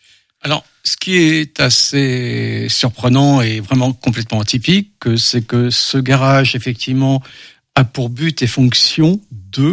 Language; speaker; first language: French; native; French